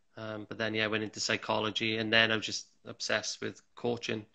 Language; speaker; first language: English; native; English